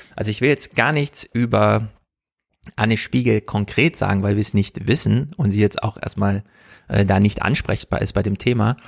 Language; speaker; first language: German; native; German